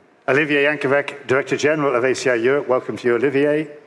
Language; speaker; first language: English; native; English